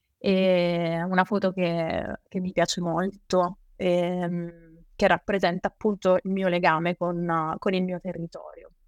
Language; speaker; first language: Italian; native; Italian